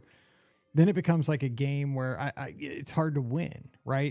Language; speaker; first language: English; native; English